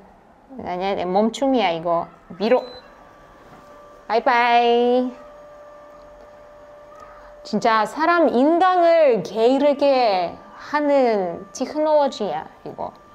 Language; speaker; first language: Korean; non-native, fluent; Russian